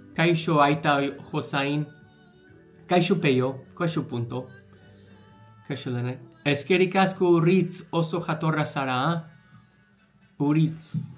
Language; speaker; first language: Basque; non-native, learner; English